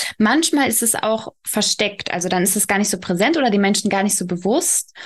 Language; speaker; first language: German; early bilingual, other home language; Polish